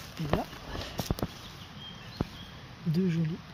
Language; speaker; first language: French; native; French